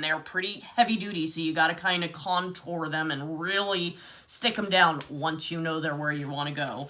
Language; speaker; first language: English; native; English